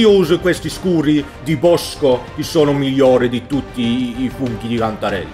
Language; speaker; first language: Italian; non-native, learner; Swedish